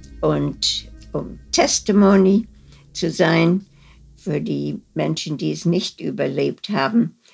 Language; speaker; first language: German; early bilingual, heritage; German